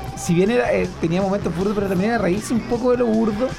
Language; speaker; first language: Spanish; native; Spanish